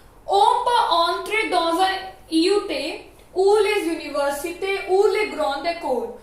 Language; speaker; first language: French; non-native, fluent; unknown